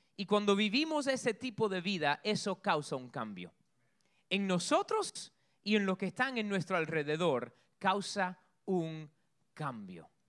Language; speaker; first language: Spanish; early bilingual, heritage; Spanish